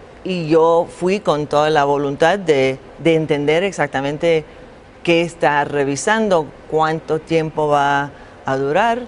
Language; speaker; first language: Spanish; non-native, fluent; English